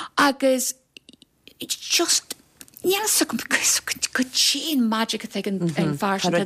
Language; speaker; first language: Irish; native; Irish